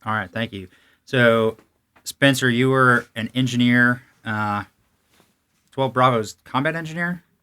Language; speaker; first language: English; native; English